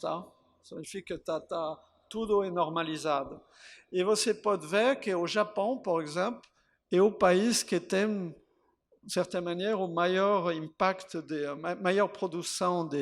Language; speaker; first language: Portuguese; non-native, fluent; French